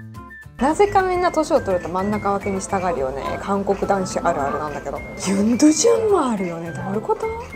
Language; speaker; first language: Japanese; native; Japanese